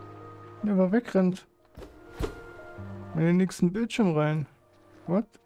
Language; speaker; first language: German; native; German